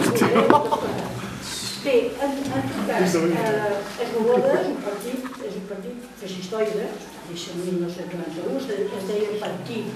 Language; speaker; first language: Catalan; native; Catalan